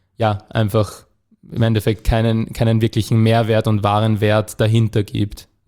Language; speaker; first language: German; native; German